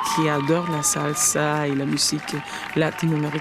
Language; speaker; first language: French; non-native, fluent; Spanish